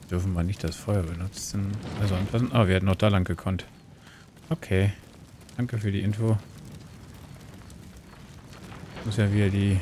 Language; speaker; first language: German; native; German